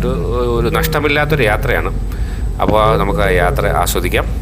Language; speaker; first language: Malayalam; native; Malayalam